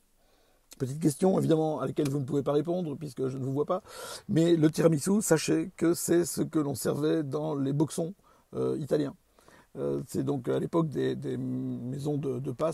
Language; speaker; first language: French; native; French